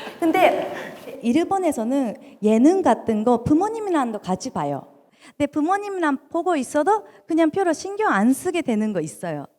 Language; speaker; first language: Korean; non-native, fluent; Japanese